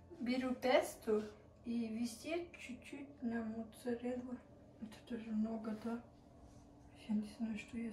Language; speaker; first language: Russian; early bilingual, heritage; Russian